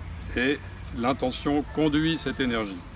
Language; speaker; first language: French; native; French